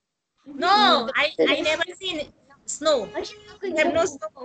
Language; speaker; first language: English; non-native, learner; Russian